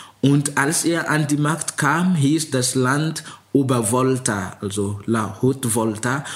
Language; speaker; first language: German; non-native, fluent; Mossi